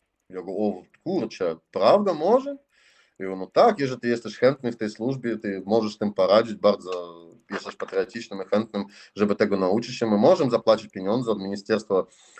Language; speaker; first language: Polish; non-native, learner; Russian